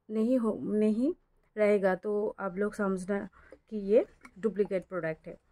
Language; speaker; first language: Hindi; non-native, local second language; Bangla